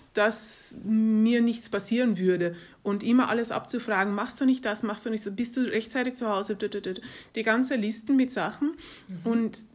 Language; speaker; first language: German; non-native, fluent; Dutch